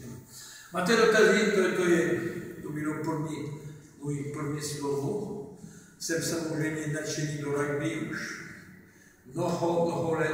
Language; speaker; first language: Czech; non-native, learner; French